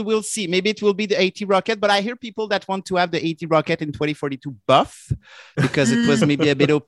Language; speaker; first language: English; non-native, fluent; French